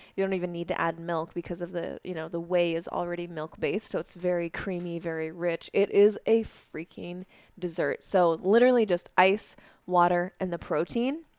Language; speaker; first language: English; native; English